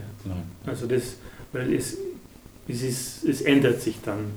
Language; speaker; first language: German; non-native, fluent; Hungarian